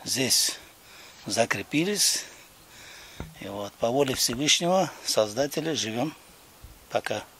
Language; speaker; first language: Russian; non-native, local second language; Crimean Tatar